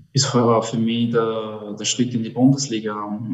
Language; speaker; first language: German; native; German